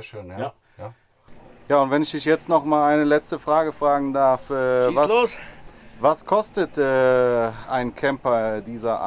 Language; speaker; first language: German; native; German